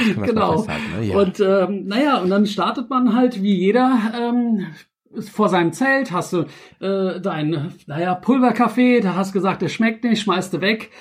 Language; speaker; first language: German; native; German